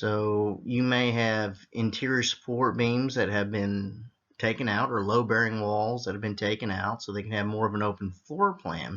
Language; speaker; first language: English; native; English